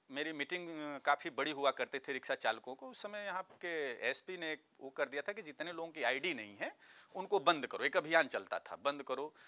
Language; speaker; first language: Hindi; native; Hindi